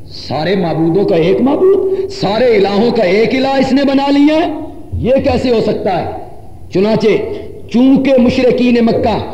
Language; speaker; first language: Urdu; non-native, local second language; Punjabi